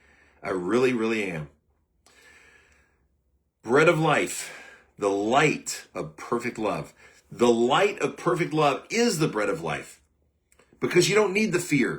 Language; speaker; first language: English; native; English